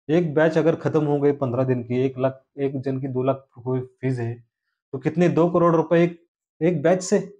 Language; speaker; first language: Hindi; non-native, local second language; Marathi